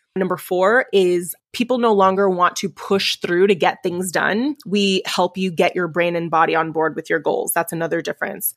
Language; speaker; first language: English; early bilingual, other home language; Spanish